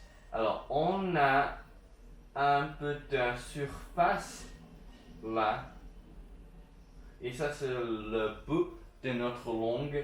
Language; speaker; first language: French; non-native, learner; Chinese